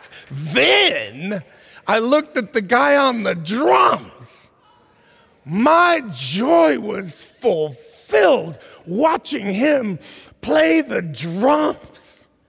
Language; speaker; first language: English; early bilingual, heritage; English